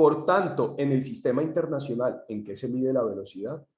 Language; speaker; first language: Spanish; native; Spanish